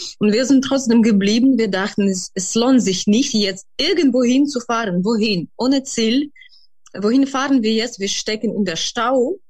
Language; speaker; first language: German; non-native, fluent; Ukrainian